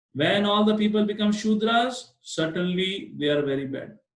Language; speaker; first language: English; non-native, local second language; Hindi